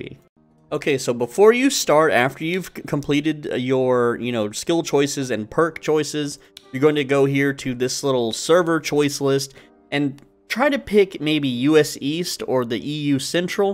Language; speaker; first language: English; native; English